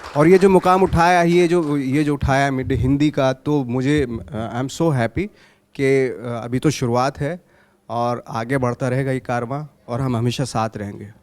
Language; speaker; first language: Hindi; native; Hindi